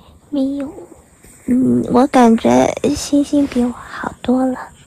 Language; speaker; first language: Chinese; non-native, fluent; Vietnamese